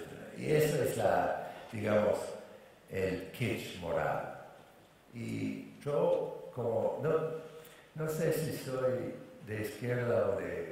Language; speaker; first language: Spanish; non-native, fluent; English